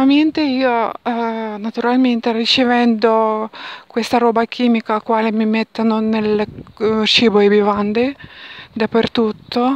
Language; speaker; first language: Italian; non-native, learner; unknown